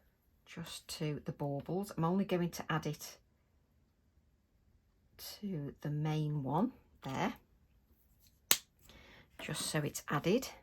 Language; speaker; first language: English; native; English